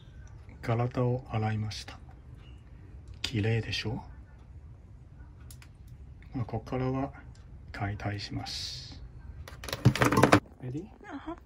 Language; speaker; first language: Japanese; non-native, fluent; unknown